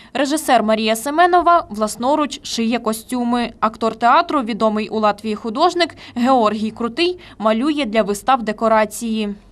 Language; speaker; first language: Ukrainian; native; Ukrainian